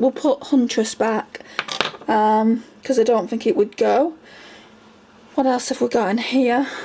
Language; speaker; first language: English; native; English